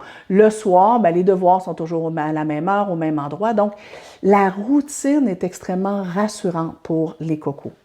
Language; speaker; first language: French; native; French